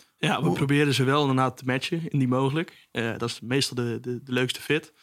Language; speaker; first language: Dutch; native; Dutch